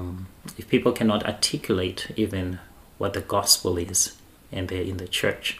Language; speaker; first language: English; non-native, local second language; Shona